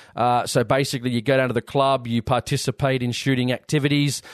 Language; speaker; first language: English; native; English